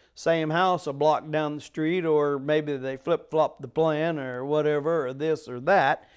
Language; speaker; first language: English; native; English